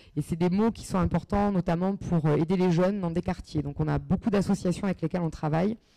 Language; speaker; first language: French; native; French